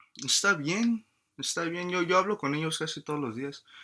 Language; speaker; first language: Spanish; early bilingual, heritage; Spanish